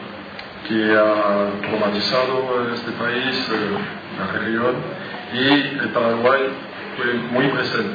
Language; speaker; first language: Spanish; non-native, fluent; French